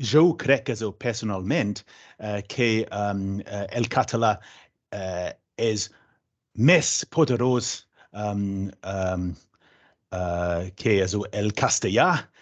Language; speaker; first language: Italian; non-native, learner; English